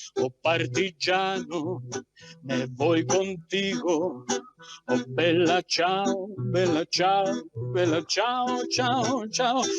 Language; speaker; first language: Italian; non-native, fluent; Spanish